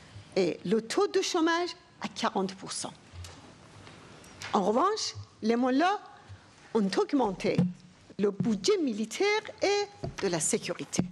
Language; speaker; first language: French; non-native, fluent; Persian